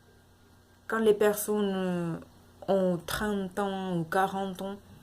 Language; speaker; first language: French; non-native, learner; Spanish